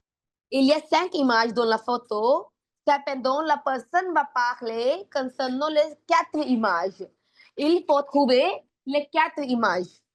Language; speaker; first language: French; non-native, fluent; Punjabi